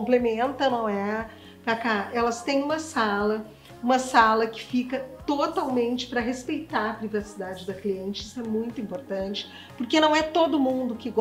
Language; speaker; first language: Portuguese; native; Portuguese